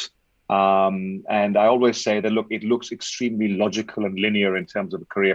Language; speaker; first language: English; non-native, local second language; Hindi